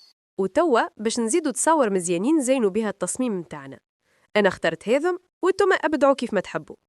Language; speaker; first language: Arabic; native; Arabic